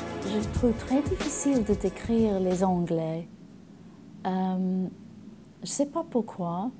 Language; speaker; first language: French; non-native, learner; English